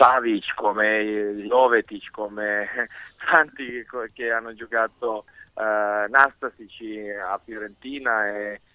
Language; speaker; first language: Italian; non-native, fluent; Serbian